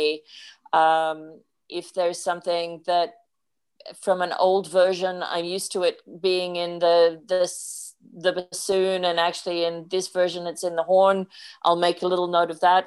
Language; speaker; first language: English; native; English